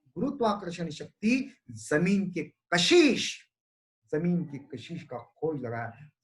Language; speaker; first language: Hindi; non-native, local second language; Marathi